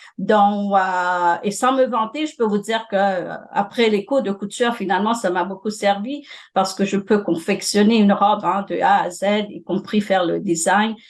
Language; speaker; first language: French; non-native, local second language; Morisyen